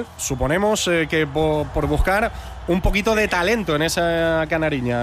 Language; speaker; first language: Spanish; native; Spanish